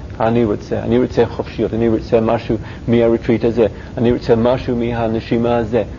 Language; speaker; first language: Hebrew; non-native, learner; English